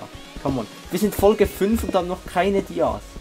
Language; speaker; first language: German; native; German